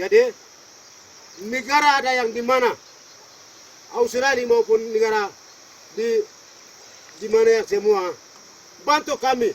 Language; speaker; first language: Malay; non-native, local second language; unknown